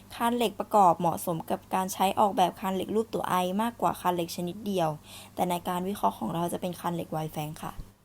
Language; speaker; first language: Thai; native; Thai